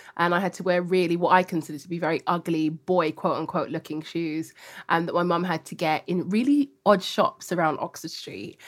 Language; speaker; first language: English; native; English